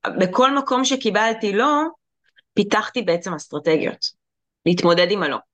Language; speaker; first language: Hebrew; early bilingual, other home language; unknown